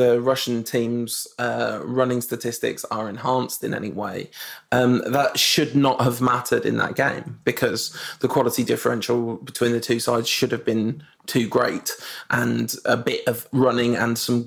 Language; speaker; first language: English; native; English